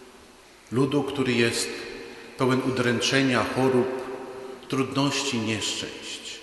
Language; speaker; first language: Polish; native; Polish